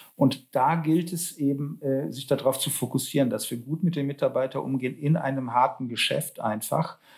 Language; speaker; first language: German; early bilingual, other home language; Polish